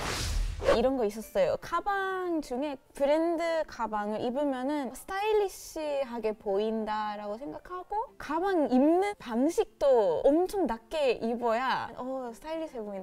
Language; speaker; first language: Korean; non-native, fluent; Spanish